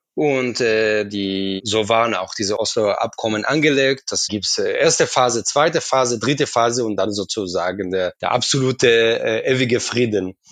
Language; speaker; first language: German; non-native, fluent; Hebrew